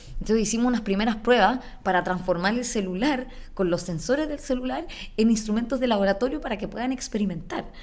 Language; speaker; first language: Spanish; native; Spanish